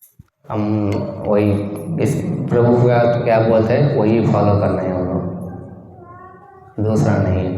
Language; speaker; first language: Hindi; non-native, local second language; Kannada